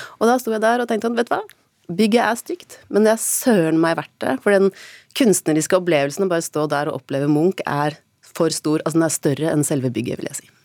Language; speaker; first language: Norwegian; native; Norwegian